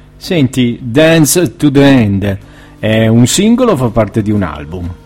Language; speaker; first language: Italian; native; Italian